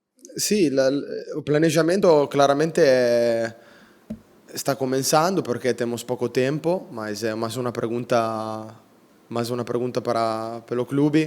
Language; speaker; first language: Portuguese; non-native, fluent; Italian